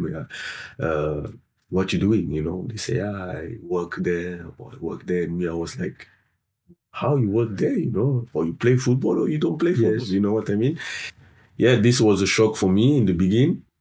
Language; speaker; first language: English; non-native, fluent; French